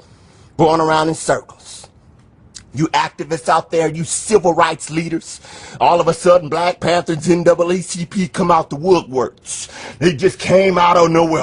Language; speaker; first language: English; native; English